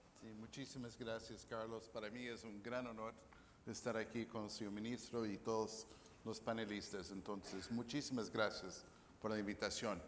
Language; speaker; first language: Spanish; non-native, fluent; English